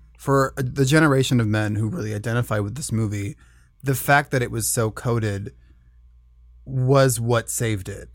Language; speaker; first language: English; native; English